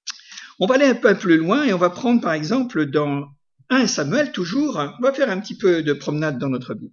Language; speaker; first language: French; native; French